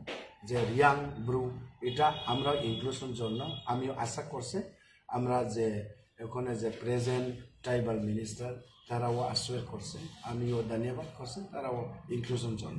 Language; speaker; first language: Bangla; non-native, local second language; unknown